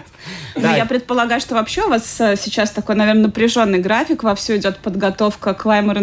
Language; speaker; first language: Russian; native; Russian